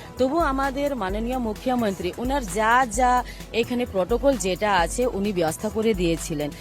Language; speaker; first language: Bangla; non-native, local second language; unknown